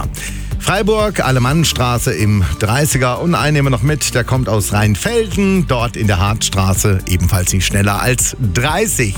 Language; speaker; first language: German; native; German